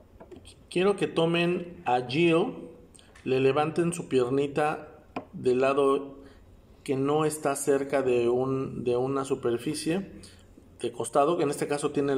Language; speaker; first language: Spanish; native; Spanish